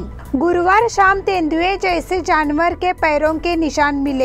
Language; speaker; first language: Hindi; non-native, local second language; Marathi